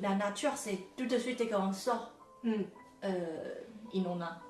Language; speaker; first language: French; non-native, fluent; Chinese